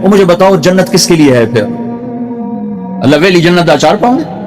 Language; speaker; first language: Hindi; non-native, local second language; Punjabi